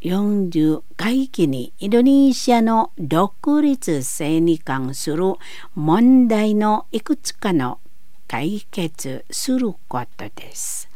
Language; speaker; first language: Japanese; non-native, learner; Indonesian